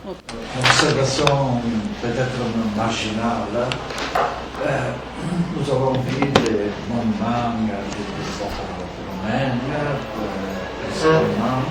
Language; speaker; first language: French; non-native, fluent; Italian